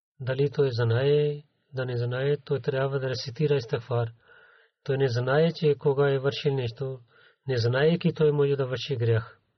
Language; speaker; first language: Bulgarian; non-native, learner; Urdu